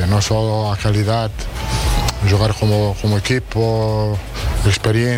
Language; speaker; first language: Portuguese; non-native, fluent; Italian